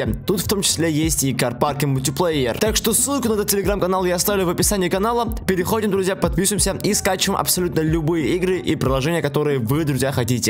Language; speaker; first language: Russian; native; Russian